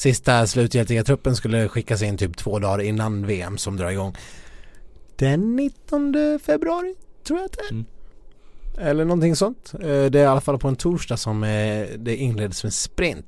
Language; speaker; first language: Swedish; native; Swedish